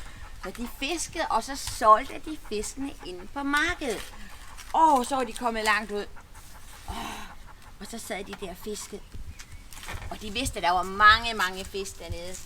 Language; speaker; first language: Danish; native; Danish